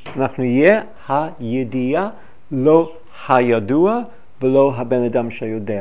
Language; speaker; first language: Hebrew; non-native, fluent; English